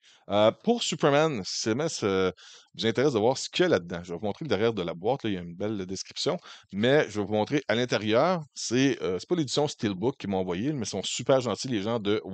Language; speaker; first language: French; native; French